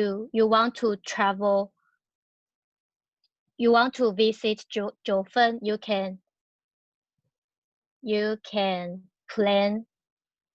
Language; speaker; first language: English; non-native, learner; Chinese